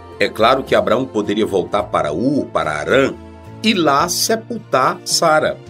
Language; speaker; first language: Portuguese; native; Portuguese